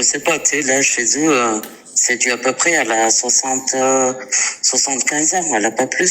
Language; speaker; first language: French; native; French